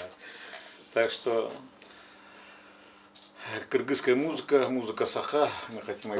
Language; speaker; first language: Russian; non-native, local second language; Yakut